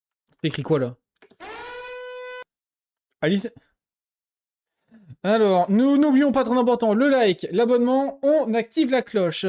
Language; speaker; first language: French; native; French